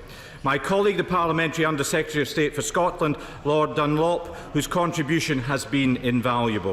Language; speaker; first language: English; native; English